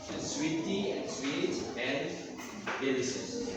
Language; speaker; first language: English; non-native, learner; Indonesian